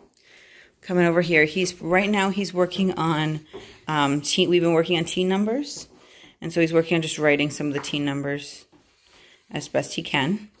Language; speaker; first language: English; native; English